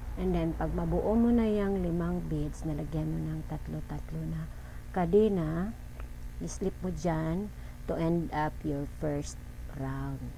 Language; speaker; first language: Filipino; non-native, local second language; Cebuano